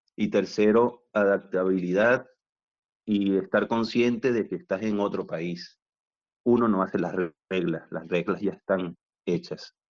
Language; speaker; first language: Spanish; native; Spanish